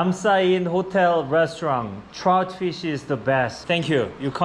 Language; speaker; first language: English; non-native, learner; Korean